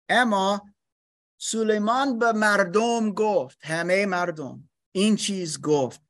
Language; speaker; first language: Persian; non-native, fluent; English